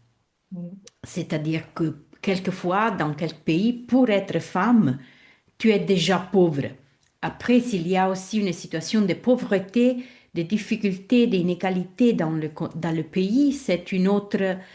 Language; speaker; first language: French; non-native, fluent; Italian